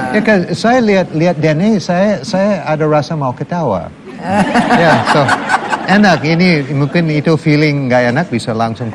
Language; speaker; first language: Indonesian; non-native, learner; English